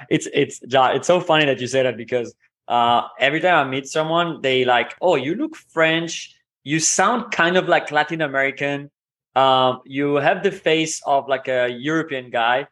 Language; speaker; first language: English; non-native, fluent; Hebrew